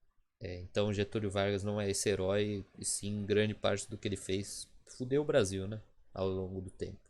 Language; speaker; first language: Portuguese; native; Portuguese